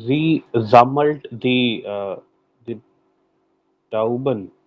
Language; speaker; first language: German; non-native, learner; Hindi